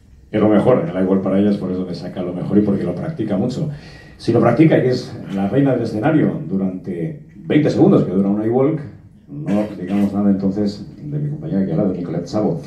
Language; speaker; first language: Spanish; native; Spanish